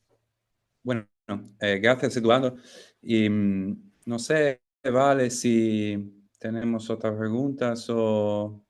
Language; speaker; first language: Spanish; non-native, fluent; Italian